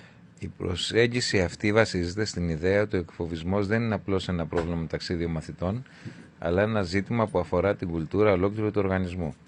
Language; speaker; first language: Greek; native; Greek